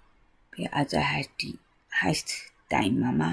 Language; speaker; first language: English; non-native, learner; Japanese